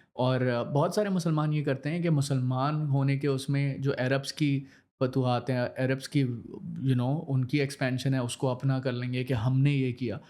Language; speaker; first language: Urdu; native; Urdu